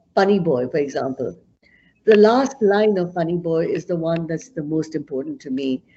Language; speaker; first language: English; non-native, local second language; Punjabi